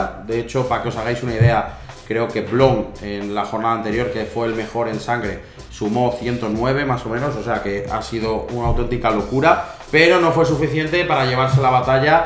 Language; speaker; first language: Spanish; native; Spanish